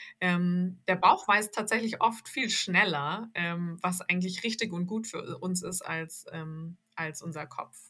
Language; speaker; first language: German; native; German